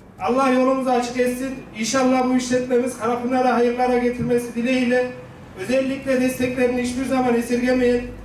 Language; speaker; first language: Turkish; native; Turkish